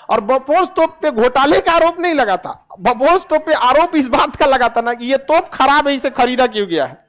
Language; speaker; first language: Hindi; native; Hindi